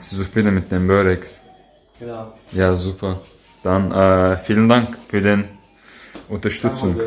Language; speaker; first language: German; non-native, fluent; Turkish